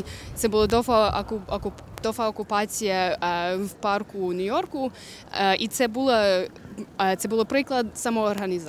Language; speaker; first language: Ukrainian; non-native, learner; English